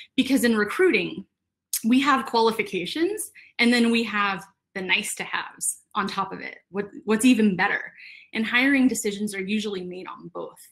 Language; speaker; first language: English; native; English